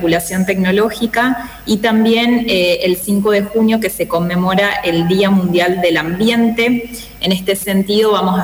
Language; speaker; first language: Spanish; native; Spanish